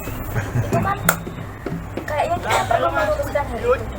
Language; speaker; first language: Indonesian; native; Indonesian